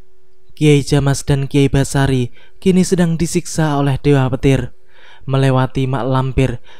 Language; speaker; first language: Indonesian; native; Indonesian